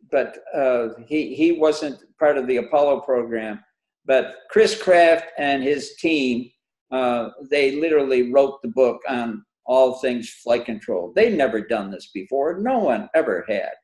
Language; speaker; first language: English; native; English